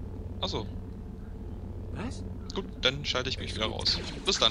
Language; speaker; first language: German; native; German